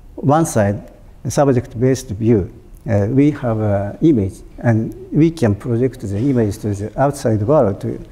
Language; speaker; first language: English; non-native, fluent; Japanese